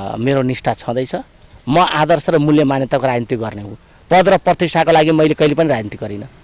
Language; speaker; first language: Nepali; non-native, local second language; Rana Tharu